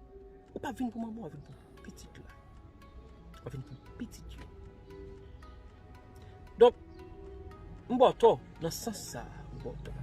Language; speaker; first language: French; non-native, local second language; Haitian Creole